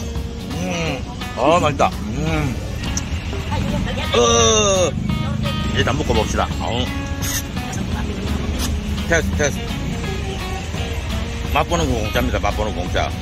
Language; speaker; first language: Korean; native; Korean